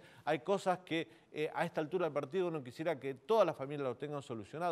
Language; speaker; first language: Spanish; native; Spanish